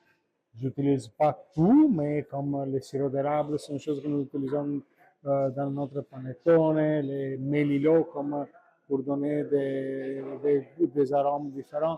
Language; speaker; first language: French; non-native, learner; Italian